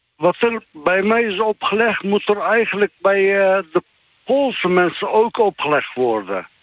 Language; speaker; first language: Dutch; non-native, fluent; Turkish